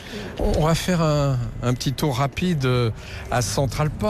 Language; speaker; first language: French; native; French